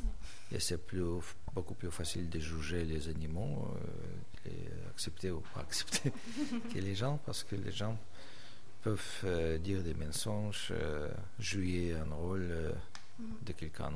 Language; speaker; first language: French; non-native, fluent; Russian